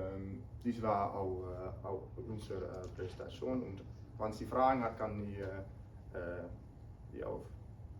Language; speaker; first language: German; non-native, learner; Dutch